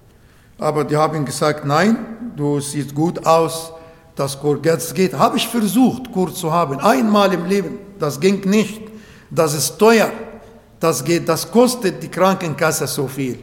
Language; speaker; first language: German; non-native, learner; Arabic